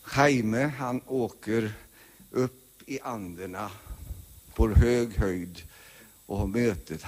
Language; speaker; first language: Swedish; early bilingual, heritage; Swedish